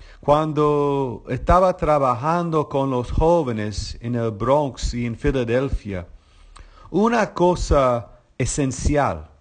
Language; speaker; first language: Spanish; non-native, fluent; English